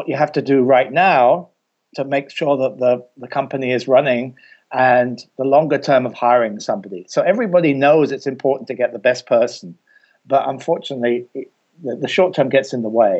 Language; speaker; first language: English; native; English